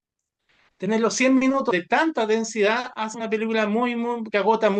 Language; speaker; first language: Spanish; native; Spanish